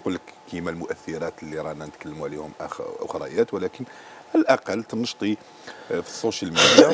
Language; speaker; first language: Arabic; native; Arabic